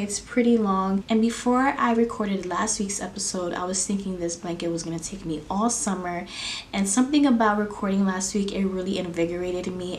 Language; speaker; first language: English; native; English